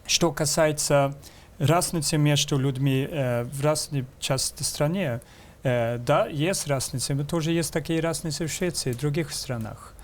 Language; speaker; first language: Russian; non-native, fluent; Swedish